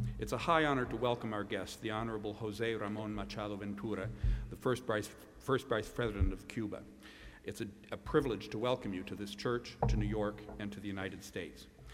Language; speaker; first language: English; native; English